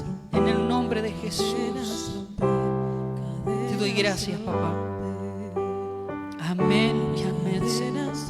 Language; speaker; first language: Spanish; native; Spanish